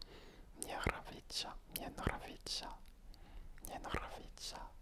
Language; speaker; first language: Russian; non-native, learner; French